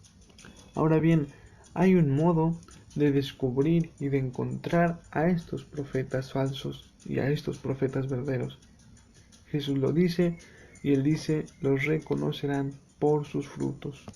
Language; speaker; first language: Spanish; native; Spanish